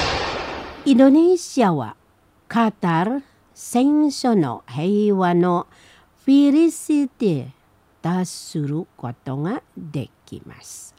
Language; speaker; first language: Japanese; non-native, learner; Indonesian